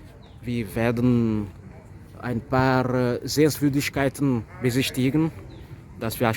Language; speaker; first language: German; non-native, fluent; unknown